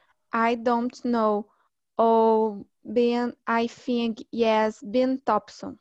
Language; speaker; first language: English; non-native, learner; Portuguese